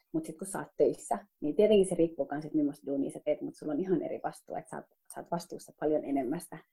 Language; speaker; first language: Finnish; early bilingual, other home language; Somali